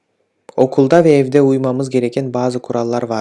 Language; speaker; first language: Turkish; non-native, fluent; Kyrgyz